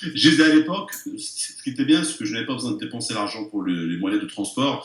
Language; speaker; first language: French; early bilingual, other home language; Arabic